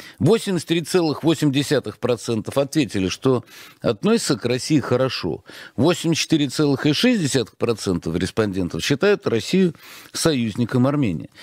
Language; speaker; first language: Russian; native; Russian